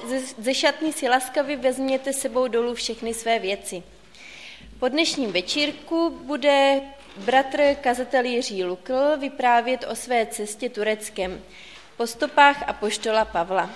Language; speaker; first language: Czech; native; Czech